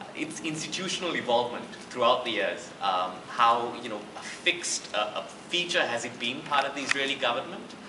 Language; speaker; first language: English; non-native, local second language; Gujarati